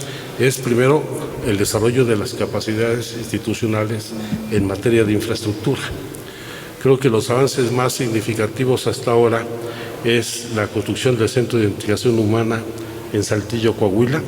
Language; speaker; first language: Spanish; native; Spanish